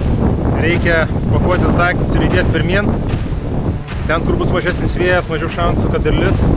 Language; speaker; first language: Lithuanian; native; Lithuanian